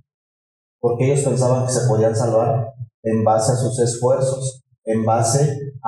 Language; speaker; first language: Spanish; native; Spanish